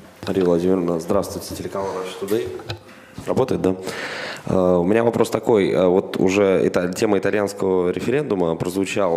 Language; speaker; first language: Russian; native; Russian